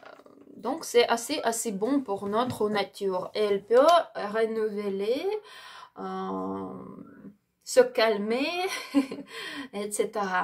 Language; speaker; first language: French; non-native, learner; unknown